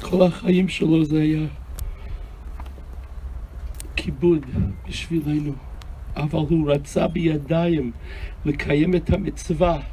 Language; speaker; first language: Hebrew; non-native, fluent; English